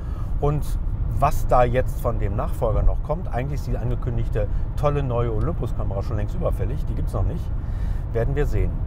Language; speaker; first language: German; native; German